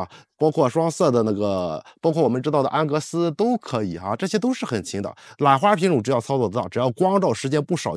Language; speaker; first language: Chinese; native; Chinese